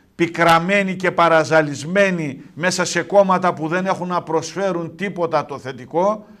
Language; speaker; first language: Greek; native; Greek